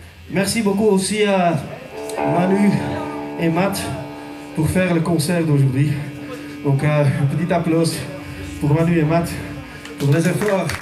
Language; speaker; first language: French; non-native, learner; Dutch